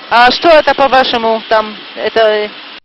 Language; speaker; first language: Russian; non-native, learner; French